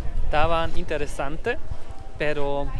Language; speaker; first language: Spanish; non-native, learner; German